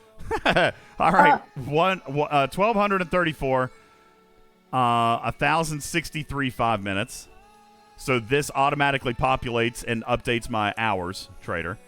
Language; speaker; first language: English; native; English